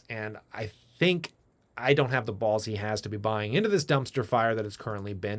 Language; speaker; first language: English; native; English